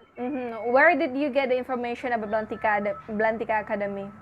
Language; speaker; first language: English; non-native, fluent; Indonesian